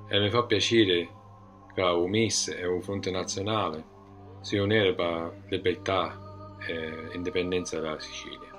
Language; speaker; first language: Italian; early bilingual, heritage; English